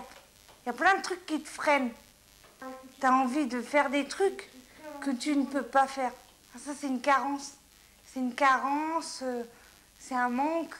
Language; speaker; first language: French; native; French